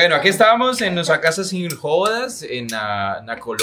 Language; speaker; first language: Portuguese; non-native, learner; Spanish